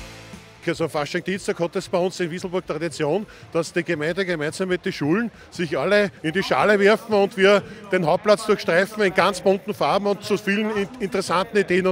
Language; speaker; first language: German; native; German